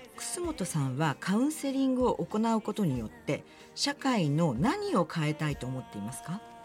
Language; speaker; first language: Japanese; native; Japanese